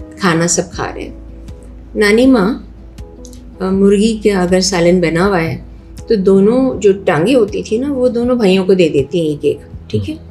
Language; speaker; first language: Urdu; native; Urdu